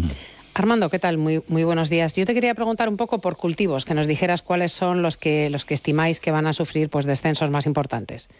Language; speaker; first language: Spanish; native; Spanish